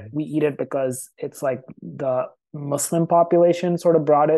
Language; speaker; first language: English; non-native, local second language; Hindi